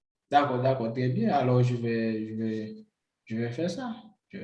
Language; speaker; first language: French; non-native, local second language; Haitian Creole